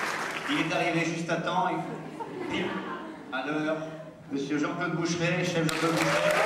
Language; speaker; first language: French; native; French